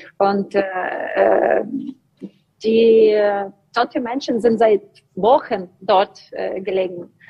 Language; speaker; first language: German; non-native, learner; Ukrainian